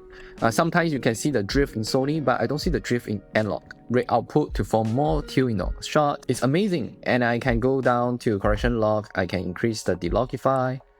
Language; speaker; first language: English; non-native, fluent; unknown